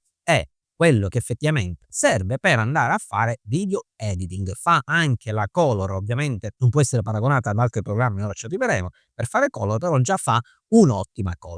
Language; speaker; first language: Italian; native; Italian